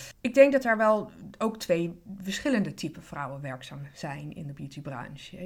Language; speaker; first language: Dutch; non-native, fluent; English